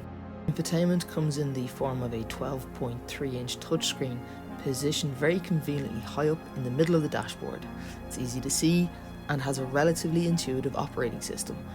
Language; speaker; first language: English; native; English